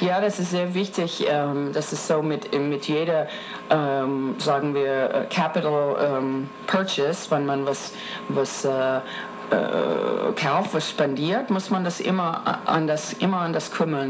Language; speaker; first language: German; non-native, fluent; English